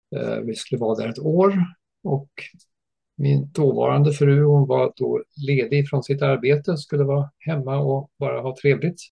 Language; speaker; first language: Swedish; early bilingual, other home language; English